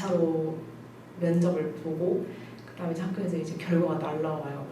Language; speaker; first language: Korean; native; Korean